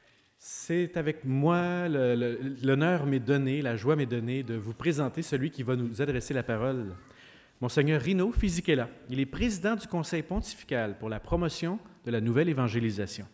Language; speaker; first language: French; native; French